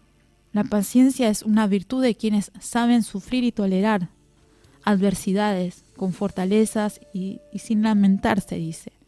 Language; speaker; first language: Spanish; native; Spanish